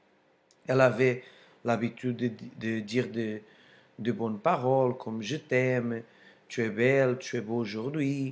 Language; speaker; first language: French; non-native, fluent; Portuguese